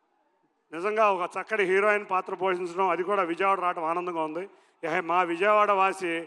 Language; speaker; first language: Telugu; native; Telugu